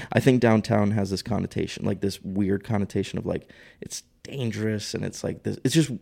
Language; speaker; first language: English; native; English